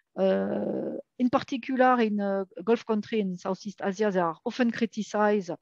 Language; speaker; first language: English; non-native, fluent; French